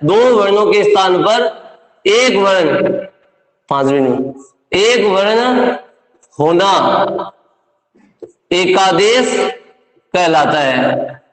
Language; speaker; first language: Hindi; native; Hindi